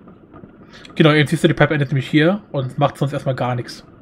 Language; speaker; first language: German; native; German